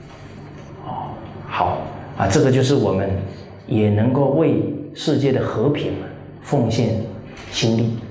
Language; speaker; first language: Chinese; native; Chinese